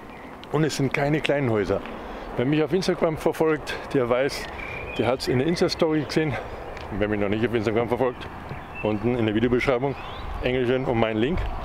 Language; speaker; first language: German; native; German